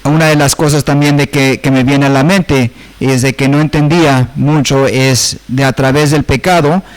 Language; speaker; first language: Spanish; early bilingual, heritage; Spanish